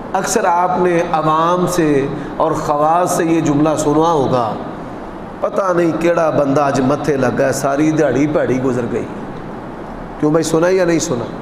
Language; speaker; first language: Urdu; non-native, local second language; Punjabi